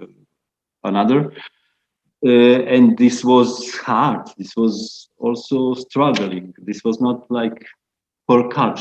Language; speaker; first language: English; non-native, fluent; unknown